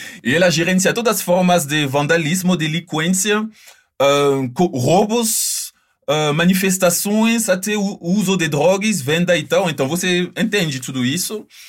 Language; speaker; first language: Portuguese; non-native, fluent; French